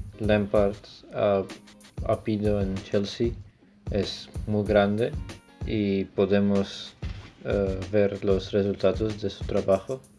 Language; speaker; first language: Spanish; non-native, learner; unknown